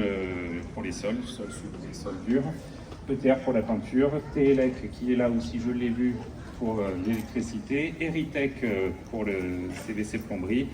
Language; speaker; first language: French; native; French